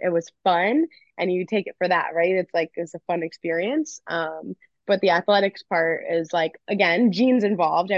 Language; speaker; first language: English; native; English